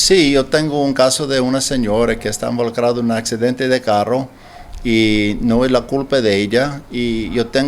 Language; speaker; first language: Spanish; non-native, learner; English